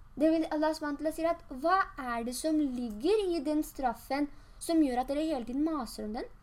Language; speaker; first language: Norwegian; early bilingual, other home language; Urdu